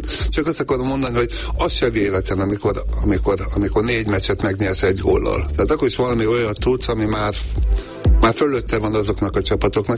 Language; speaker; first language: Hungarian; native; Hungarian